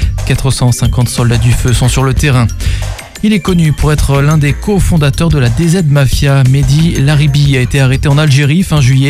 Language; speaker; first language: French; native; French